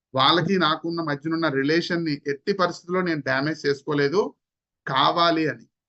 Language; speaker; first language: Telugu; native; Telugu